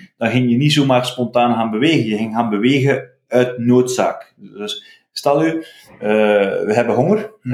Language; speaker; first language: Dutch; native; Dutch